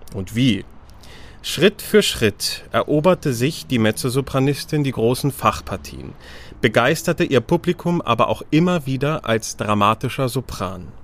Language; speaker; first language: German; native; German